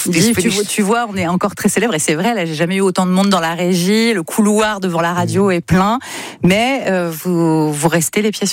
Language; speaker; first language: French; native; French